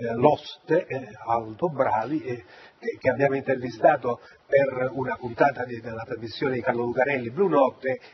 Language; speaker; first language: Italian; native; Italian